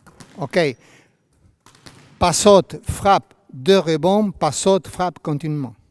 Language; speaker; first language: French; non-native, fluent; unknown